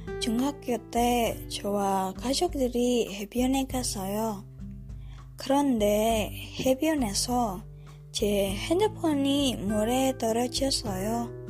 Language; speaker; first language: Korean; non-native, learner; Indonesian